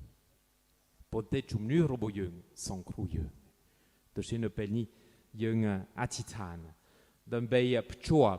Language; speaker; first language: Khmer; non-native, fluent; French